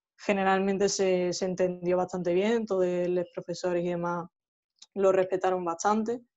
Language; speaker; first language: Spanish; native; Spanish